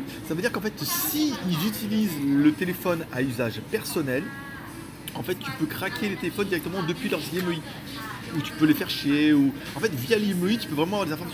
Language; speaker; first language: French; native; French